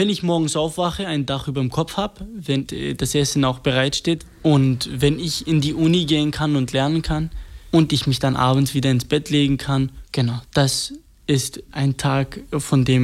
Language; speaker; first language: German; non-native, fluent; Kurdish